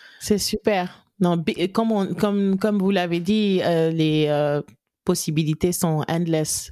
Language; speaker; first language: French; non-native, local second language; Wolof